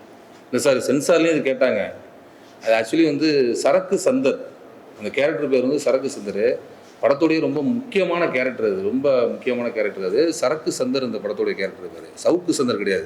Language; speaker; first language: Tamil; native; Tamil